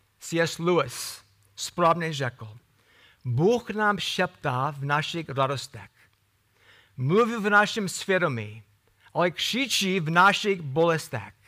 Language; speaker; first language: Czech; non-native, fluent; English